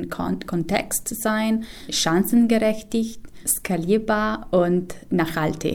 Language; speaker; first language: German; non-native, fluent; Italian